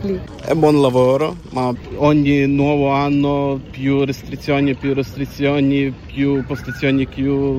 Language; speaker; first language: Italian; non-native, learner; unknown